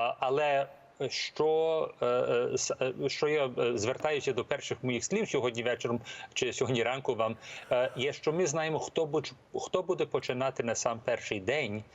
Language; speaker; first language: Ukrainian; early bilingual, heritage; English